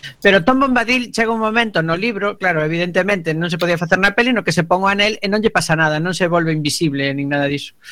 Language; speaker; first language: Galician; native; Galician